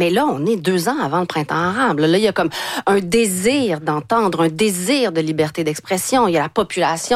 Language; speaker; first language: French; native; French